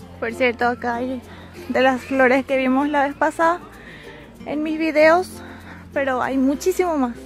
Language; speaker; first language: Spanish; native; Spanish